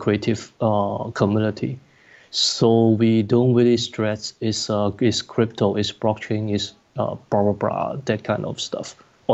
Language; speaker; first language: English; non-native, local second language; Cantonese